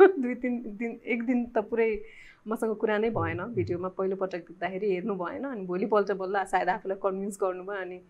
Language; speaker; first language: Nepali; native; Nepali